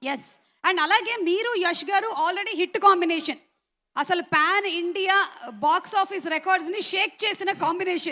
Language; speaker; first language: Telugu; native; Telugu